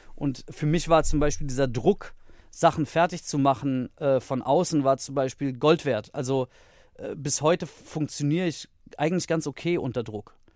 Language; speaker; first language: German; early bilingual, heritage; Greek